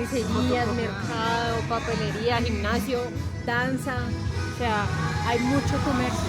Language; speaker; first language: Spanish; native; Spanish